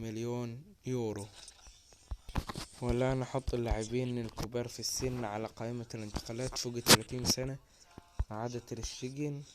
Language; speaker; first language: Arabic; native; Arabic